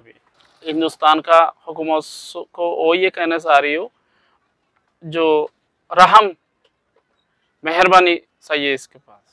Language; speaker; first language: Hindi; non-native, learner; Rohingya